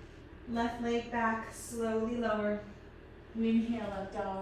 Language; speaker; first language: English; native; English